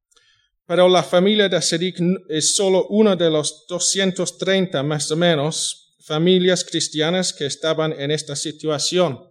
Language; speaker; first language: Spanish; non-native, fluent; English